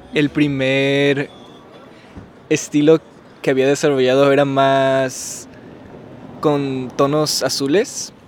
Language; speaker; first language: Spanish; native; Spanish